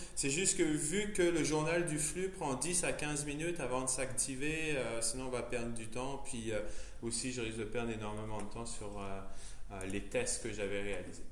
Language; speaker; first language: French; native; French